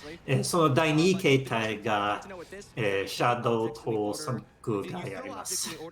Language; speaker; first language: Japanese; non-native, learner; English